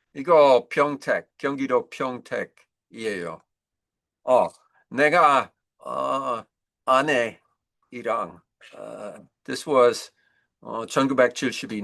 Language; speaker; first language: Korean; non-native, learner; English